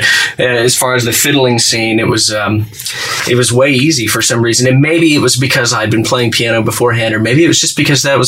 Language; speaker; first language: English; native; English